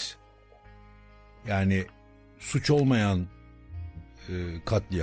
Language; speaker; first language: Turkish; native; Turkish